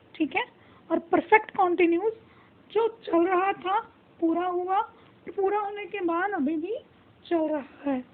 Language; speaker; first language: Hindi; non-native, local second language; Punjabi